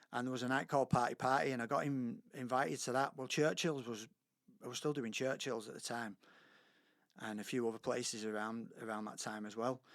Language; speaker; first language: English; native; English